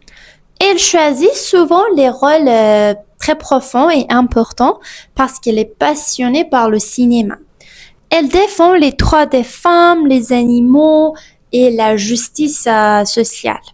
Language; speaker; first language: French; non-native, fluent; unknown